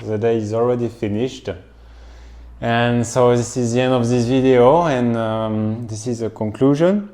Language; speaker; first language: English; non-native, learner; French